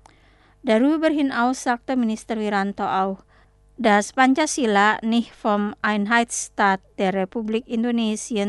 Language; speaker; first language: German; non-native, fluent; Indonesian